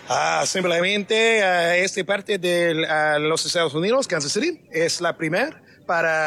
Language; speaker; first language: Spanish; non-native, learner; English